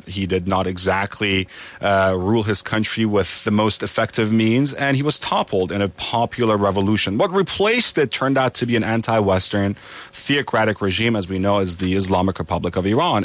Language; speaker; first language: English; non-native, fluent; Persian